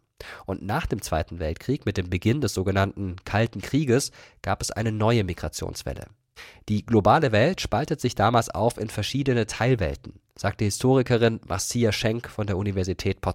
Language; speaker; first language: German; native; German